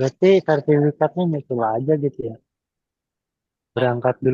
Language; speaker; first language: Indonesian; native; Indonesian